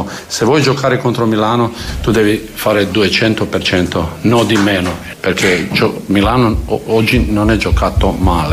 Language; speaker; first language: Italian; non-native, fluent; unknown